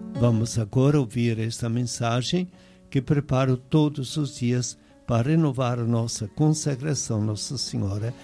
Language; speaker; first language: Portuguese; non-native, fluent; Italian